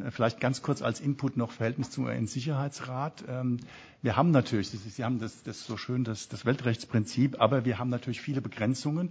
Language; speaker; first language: German; native; German